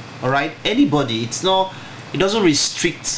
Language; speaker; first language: English; non-native, local second language; Igbo